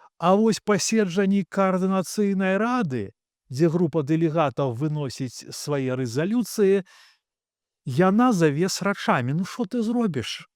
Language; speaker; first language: Belarusian; native; Belarusian